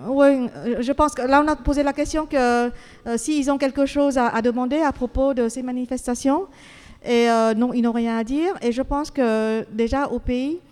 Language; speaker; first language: French; non-native, fluent; Vietnamese